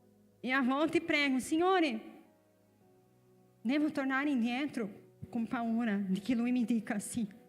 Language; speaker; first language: Italian; non-native, fluent; Portuguese